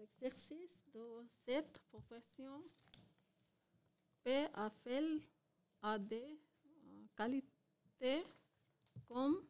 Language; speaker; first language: French; non-native, learner; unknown